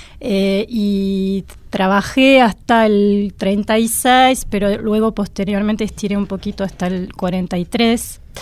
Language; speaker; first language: Spanish; non-native, fluent; French